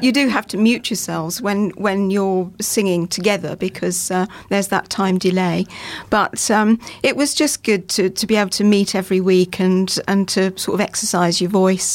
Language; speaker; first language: English; native; English